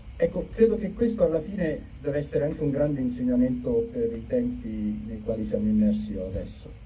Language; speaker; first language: Italian; early bilingual, heritage; Italian